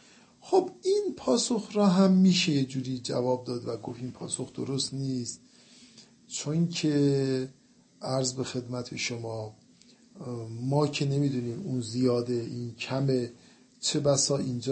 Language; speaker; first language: Persian; native; Persian